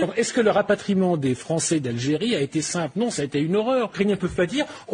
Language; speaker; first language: French; native; French